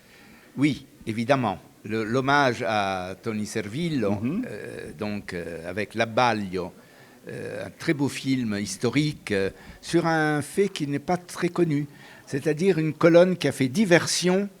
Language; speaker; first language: French; non-native, fluent; Italian